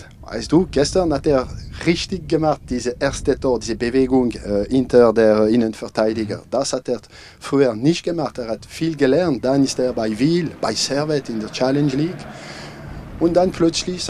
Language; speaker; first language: German; non-native, fluent; French